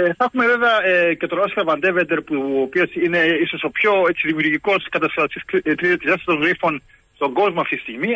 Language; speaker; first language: Greek; early bilingual, heritage; Greek